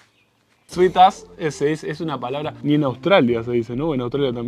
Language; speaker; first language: Spanish; native; Spanish